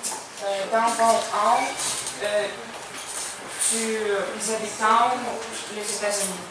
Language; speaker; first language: French; non-native, learner; Ukrainian